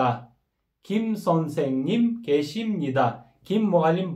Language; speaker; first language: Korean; non-native, fluent; Kyrgyz